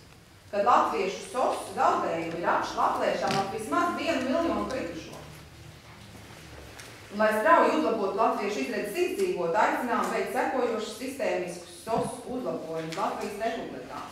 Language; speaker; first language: Latvian; native; Latvian